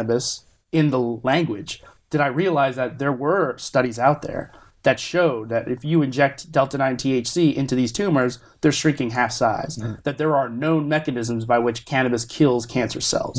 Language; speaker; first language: English; native; English